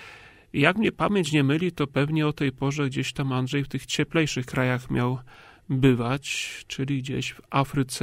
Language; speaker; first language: Polish; native; Polish